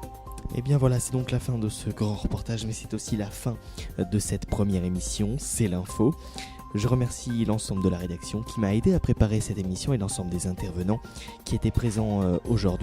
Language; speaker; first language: French; native; French